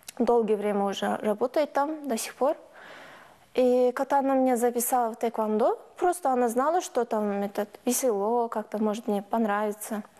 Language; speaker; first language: Russian; non-native, local second language; Turkish